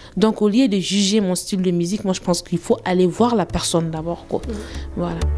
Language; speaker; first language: French; non-native, local second language; Bambara